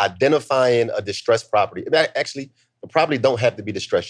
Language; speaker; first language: English; native; English